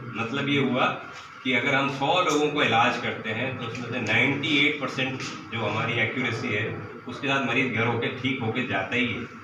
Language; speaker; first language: Hindi; native; Hindi